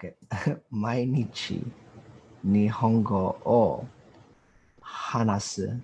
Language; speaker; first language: Japanese; non-native, learner; English